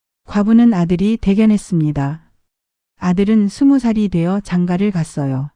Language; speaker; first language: Korean; native; Korean